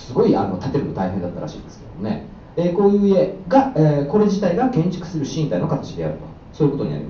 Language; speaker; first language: Japanese; native; Japanese